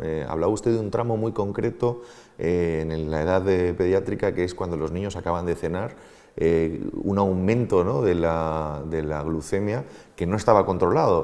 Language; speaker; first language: Spanish; native; Spanish